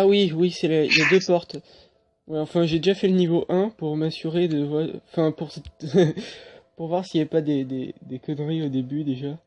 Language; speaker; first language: French; native; French